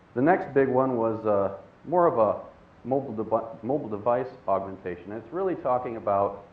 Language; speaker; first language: English; native; English